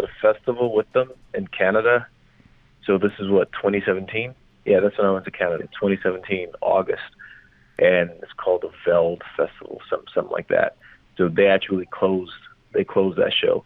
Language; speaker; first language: English; non-native, local second language; Yoruba